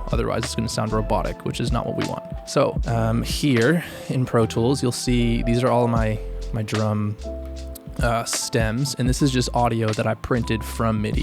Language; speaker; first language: English; native; English